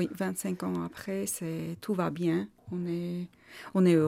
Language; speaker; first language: French; non-native, learner; Armenian